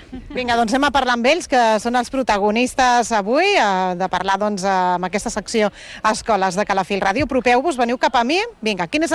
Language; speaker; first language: Catalan; native; Catalan